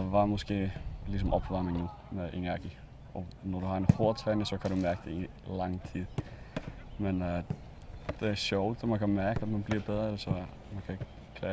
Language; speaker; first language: Danish; non-native, fluent; Icelandic